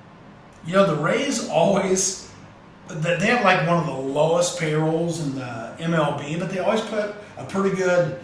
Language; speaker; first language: English; native; English